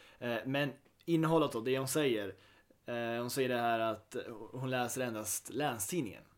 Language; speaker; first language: Swedish; native; Swedish